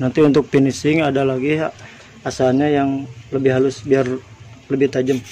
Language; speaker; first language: Indonesian; native; Indonesian